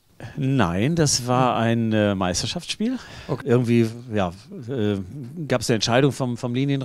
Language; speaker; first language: German; native; German